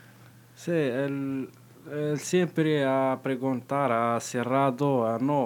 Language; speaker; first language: Spanish; non-native, learner; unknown